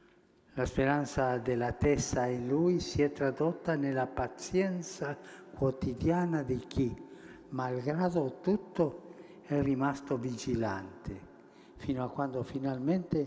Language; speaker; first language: Italian; early bilingual, heritage; Spanish